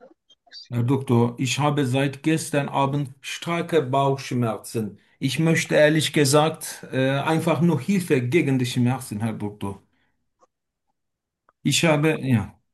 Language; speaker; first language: German; non-native, learner; Turkish